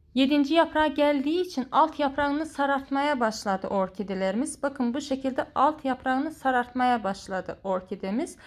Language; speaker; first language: Turkish; non-native, fluent; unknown